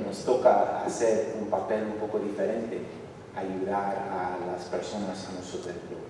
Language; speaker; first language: Spanish; non-native, fluent; English